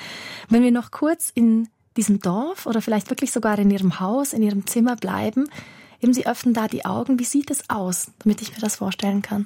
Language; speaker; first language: German; native; German